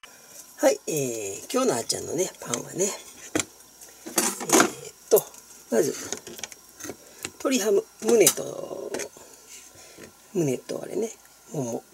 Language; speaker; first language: Japanese; native; Japanese